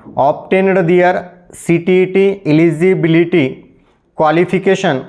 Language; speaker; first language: English; non-native, local second language; Marathi